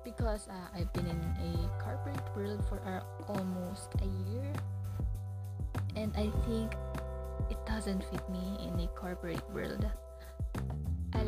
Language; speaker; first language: English; non-native, local second language; Filipino